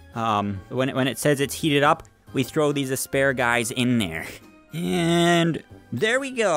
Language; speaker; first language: English; native; English